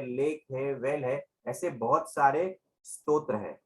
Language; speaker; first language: Hindi; non-native, local second language; Gujarati